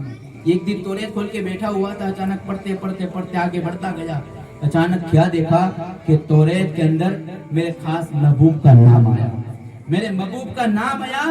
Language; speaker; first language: Urdu; native; Urdu